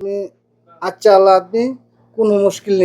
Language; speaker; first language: Hindi; non-native, local second language; Bangla